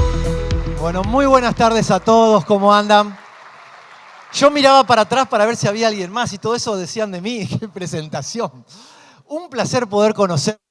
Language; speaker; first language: Spanish; native; Spanish